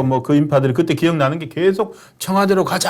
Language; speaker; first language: Korean; native; Korean